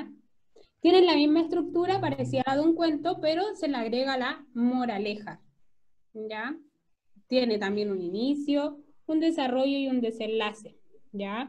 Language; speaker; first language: Spanish; native; Spanish